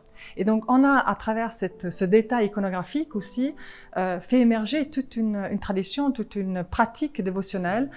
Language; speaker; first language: French; non-native, fluent; Italian